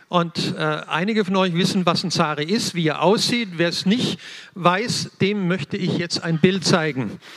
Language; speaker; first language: German; native; German